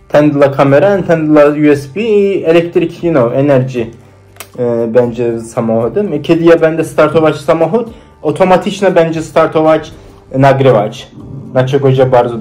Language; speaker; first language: Polish; non-native, learner; Turkish